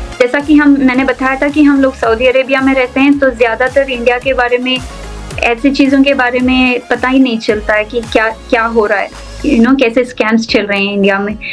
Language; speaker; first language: Hindi; non-native, local second language; Urdu